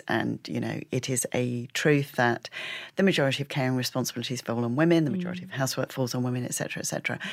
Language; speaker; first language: English; native; English